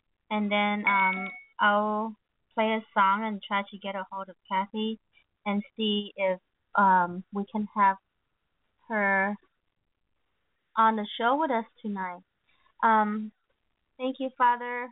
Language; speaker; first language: English; non-native, fluent; Vietnamese